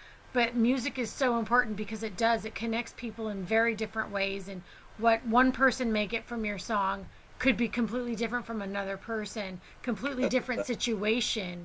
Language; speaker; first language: English; native; English